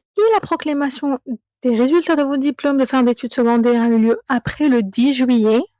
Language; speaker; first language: French; non-native, local second language; Arabic